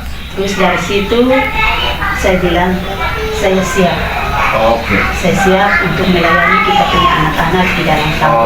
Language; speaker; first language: Indonesian; non-native, local second language; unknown